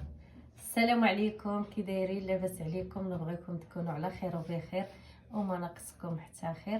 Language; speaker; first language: Arabic; native; Arabic